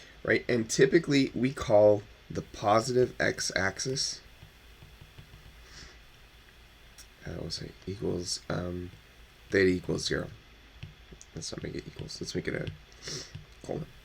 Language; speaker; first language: English; native; English